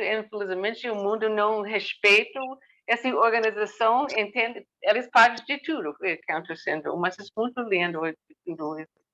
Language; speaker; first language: Portuguese; non-native, learner; English